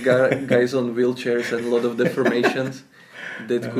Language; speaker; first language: English; non-native, fluent; Slovak